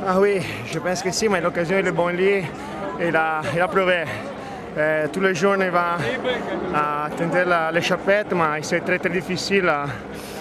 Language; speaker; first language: French; non-native, learner; Italian